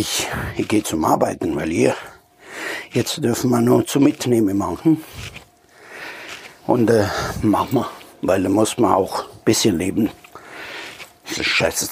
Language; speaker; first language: German; non-native, learner; Italian